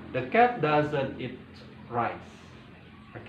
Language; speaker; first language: English; non-native, learner; Indonesian